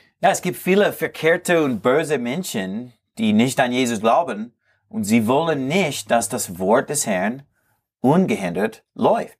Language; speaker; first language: German; non-native, learner; English